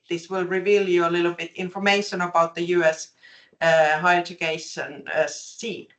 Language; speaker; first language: English; non-native, fluent; Finnish